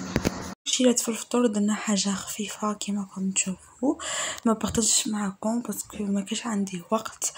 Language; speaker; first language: Arabic; early bilingual, heritage; Arabic